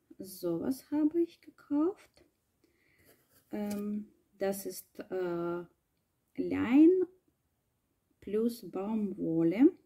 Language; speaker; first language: German; non-native, learner; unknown